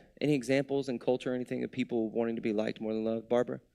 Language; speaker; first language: English; native; English